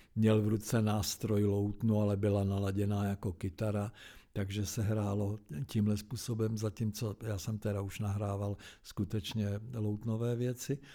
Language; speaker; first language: Czech; native; Czech